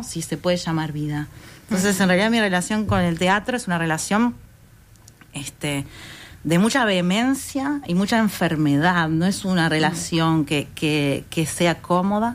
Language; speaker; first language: Spanish; native; Spanish